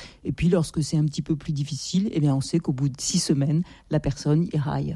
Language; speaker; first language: French; native; French